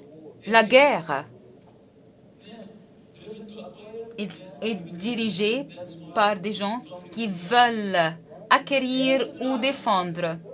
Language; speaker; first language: French; non-native, local second language; Arabic